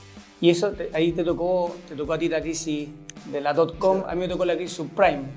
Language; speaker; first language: Spanish; native; Spanish